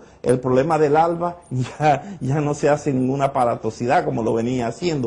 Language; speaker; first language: Spanish; native; Spanish